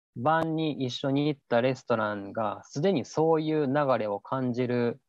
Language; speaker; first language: Japanese; native; Japanese